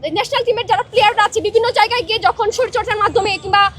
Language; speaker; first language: Bangla; non-native, local second language; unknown